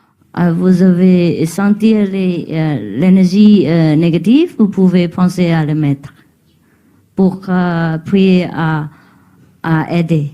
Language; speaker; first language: French; non-native, learner; Chinese